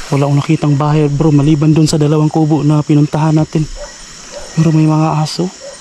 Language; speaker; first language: Filipino; native; Filipino